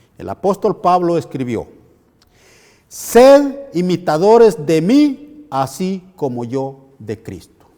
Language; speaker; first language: Spanish; native; Spanish